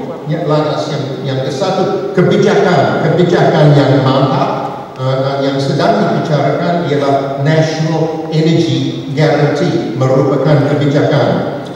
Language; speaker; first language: Malay; non-native, fluent; English